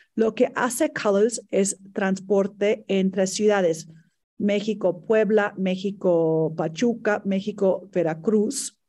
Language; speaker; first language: Spanish; non-native, fluent; English